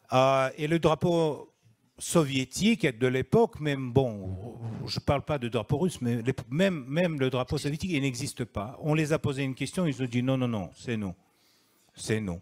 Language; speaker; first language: French; non-native, fluent; Russian